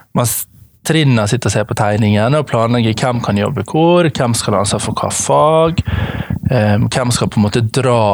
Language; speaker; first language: Norwegian; native; Norwegian